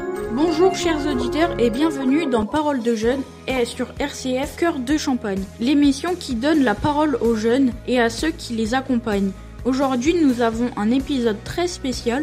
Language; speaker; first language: French; native; French